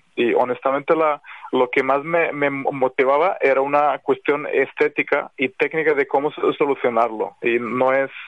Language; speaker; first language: Spanish; non-native, fluent; Serbian